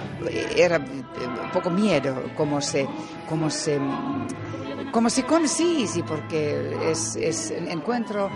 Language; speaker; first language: Spanish; non-native, learner; Finnish